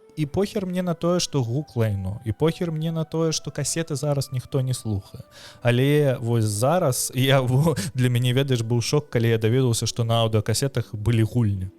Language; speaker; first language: Belarusian; non-native, local second language; Russian